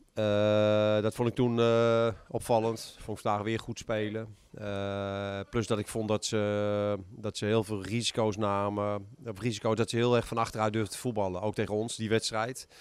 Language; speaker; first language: Dutch; native; Dutch